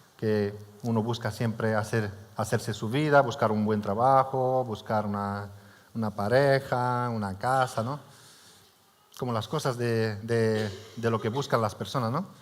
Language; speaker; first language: Spanish; non-native, fluent; Romanian